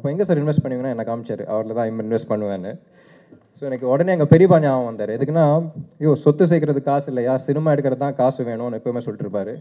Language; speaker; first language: Tamil; non-native, local second language; Telugu